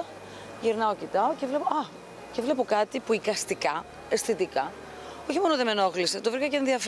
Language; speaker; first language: Greek; native; Greek